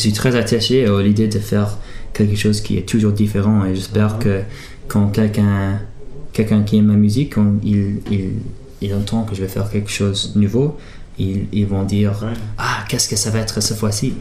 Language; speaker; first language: French; early bilingual, heritage; English